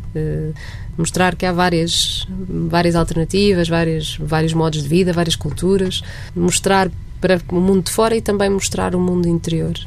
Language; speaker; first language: Portuguese; native; Portuguese